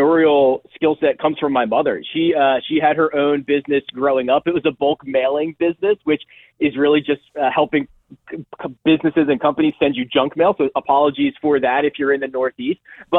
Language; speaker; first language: English; native; English